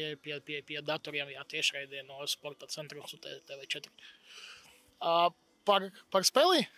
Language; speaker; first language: Latvian; non-native, local second language; Russian